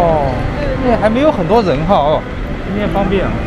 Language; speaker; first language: Chinese; native; Chinese